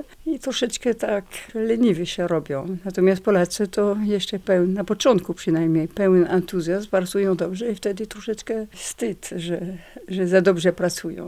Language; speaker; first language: Polish; non-native, learner; French